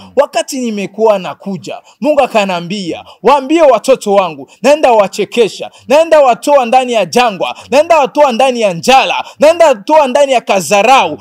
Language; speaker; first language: Swahili; non-native, local second language; Rundi